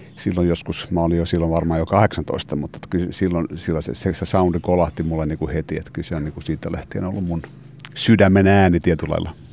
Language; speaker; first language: Finnish; non-native, local second language; Swedish